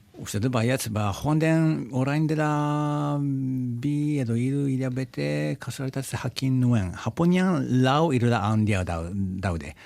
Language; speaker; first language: Basque; non-native, fluent; Japanese